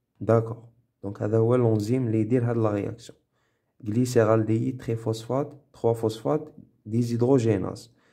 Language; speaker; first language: French; non-native, local second language; Arabic